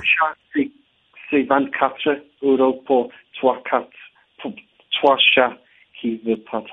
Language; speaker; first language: French; non-native, learner; English